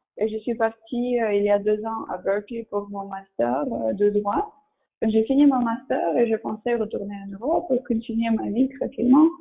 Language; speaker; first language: French; non-native, fluent; Russian